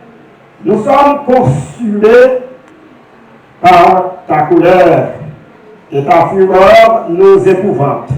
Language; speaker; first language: French; non-native, local second language; Haitian Creole